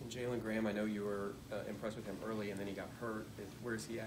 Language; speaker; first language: English; native; English